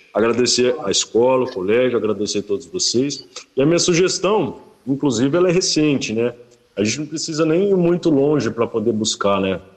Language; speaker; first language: Portuguese; native; Portuguese